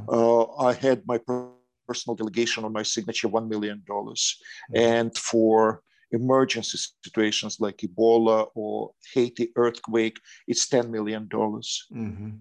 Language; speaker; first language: English; non-native, fluent; Ukrainian